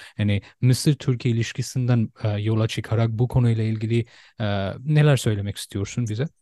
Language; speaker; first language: Turkish; non-native, fluent; Bangla